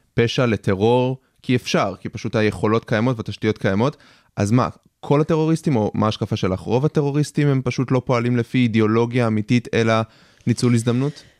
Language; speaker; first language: Hebrew; native; Hebrew